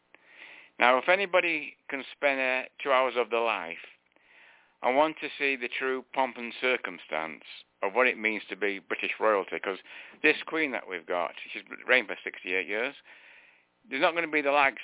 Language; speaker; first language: English; native; English